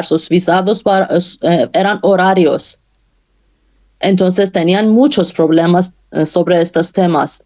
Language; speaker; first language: Spanish; non-native, fluent; Persian